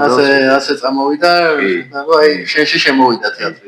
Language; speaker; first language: Georgian; native; Georgian